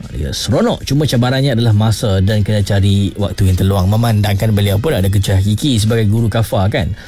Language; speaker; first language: Malay; native; Malay